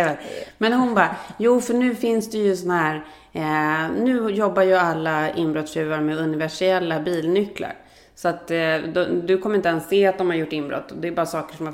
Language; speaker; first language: Swedish; native; Swedish